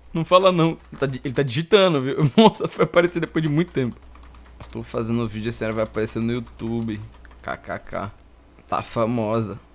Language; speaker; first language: Portuguese; native; Portuguese